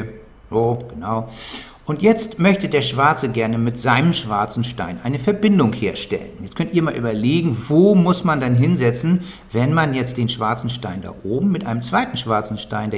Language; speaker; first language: German; native; German